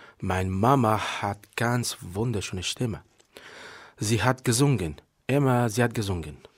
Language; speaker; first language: German; non-native, learner; Persian